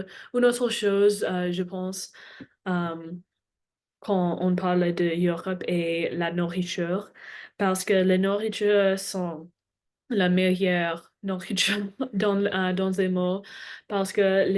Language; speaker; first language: French; non-native, learner; English